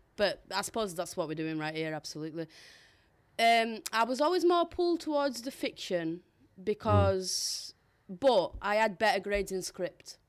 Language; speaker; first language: English; non-native, local second language; Portuguese